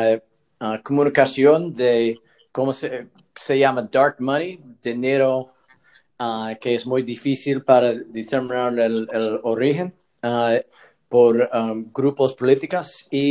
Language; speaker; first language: Spanish; non-native, learner; English